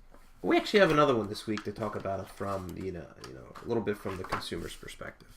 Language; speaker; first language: English; native; English